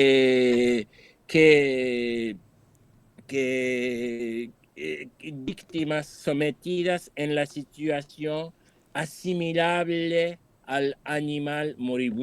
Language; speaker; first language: Spanish; non-native, fluent; Japanese